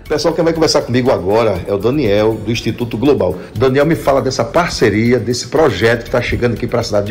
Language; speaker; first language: Portuguese; native; Portuguese